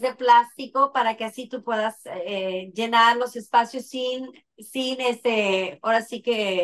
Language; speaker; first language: Spanish; native; Spanish